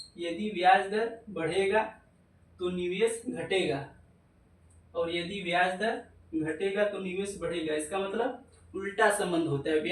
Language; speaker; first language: Hindi; native; Hindi